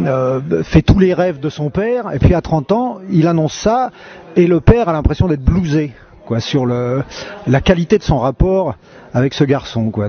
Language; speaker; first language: French; native; French